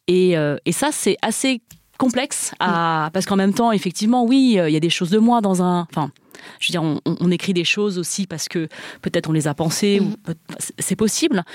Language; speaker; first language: French; early bilingual, other home language; Chinese